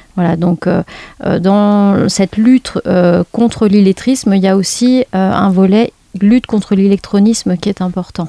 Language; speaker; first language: French; native; French